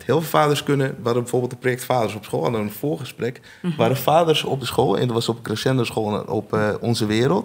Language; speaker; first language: Dutch; native; Dutch